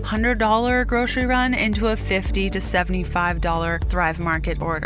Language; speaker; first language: English; native; English